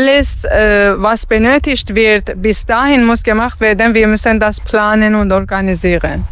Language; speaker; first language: German; non-native, fluent; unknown